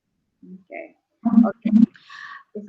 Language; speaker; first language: English; non-native, fluent; Indonesian